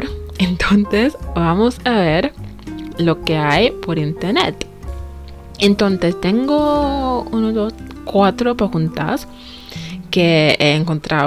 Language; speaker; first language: Spanish; non-native, fluent; English